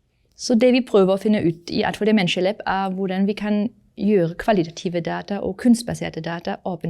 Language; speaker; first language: Norwegian; native; Norwegian